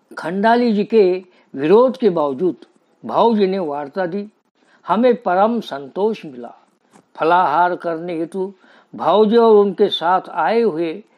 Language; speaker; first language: Hindi; native; Hindi